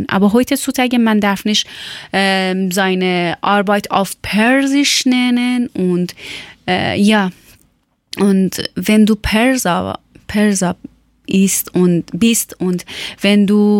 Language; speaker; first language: German; non-native, learner; Persian